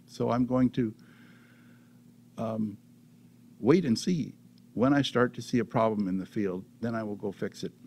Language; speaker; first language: English; native; English